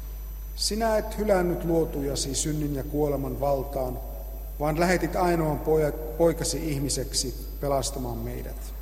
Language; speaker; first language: Finnish; native; Finnish